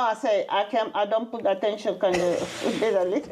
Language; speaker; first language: English; non-native, learner; Spanish